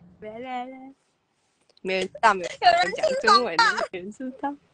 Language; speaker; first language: Chinese; non-native, learner; Thai